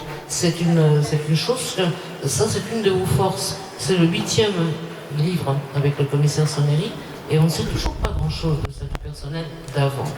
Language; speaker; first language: French; native; French